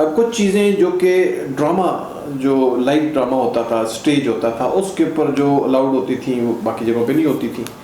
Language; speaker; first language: Urdu; non-native, local second language; Punjabi